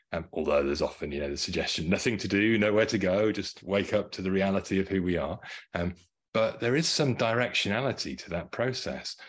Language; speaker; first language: English; native; English